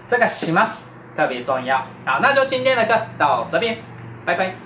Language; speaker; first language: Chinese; non-native, fluent; Japanese